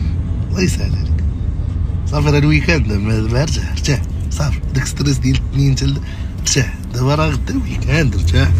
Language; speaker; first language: Arabic; native; Arabic